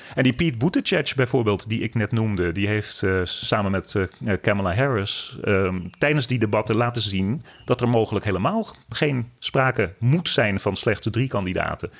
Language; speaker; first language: Dutch; native; Dutch